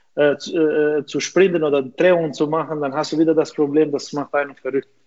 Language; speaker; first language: German; non-native, fluent; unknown